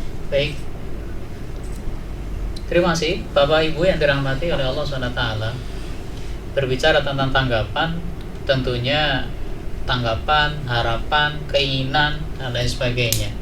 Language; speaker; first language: Indonesian; native; Indonesian